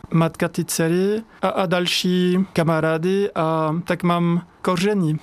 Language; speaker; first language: Czech; non-native, fluent; French